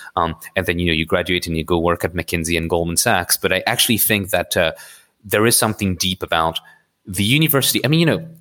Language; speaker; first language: English; early bilingual, other home language; Arabic